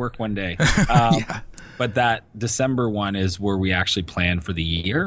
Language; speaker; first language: English; native; English